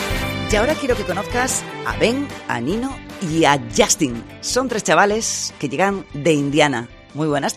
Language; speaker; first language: Spanish; native; Spanish